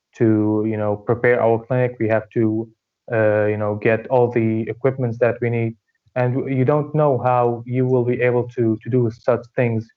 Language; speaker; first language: English; non-native, fluent; Arabic